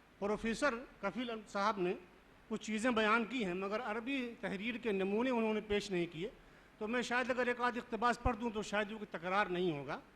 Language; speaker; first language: Urdu; native; Urdu